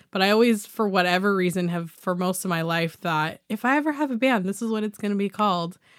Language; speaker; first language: English; native; English